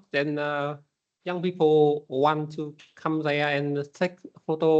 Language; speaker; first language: English; non-native, learner; Vietnamese